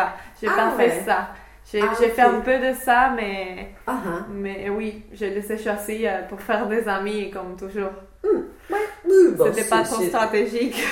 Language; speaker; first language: French; non-native, fluent; English